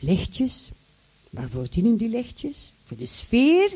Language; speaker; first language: Dutch; native; Dutch